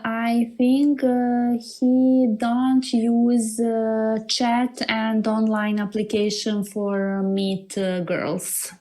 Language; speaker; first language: English; non-native, learner; Serbian